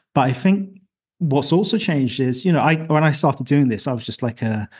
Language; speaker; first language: English; native; English